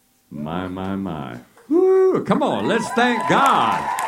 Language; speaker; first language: English; native; English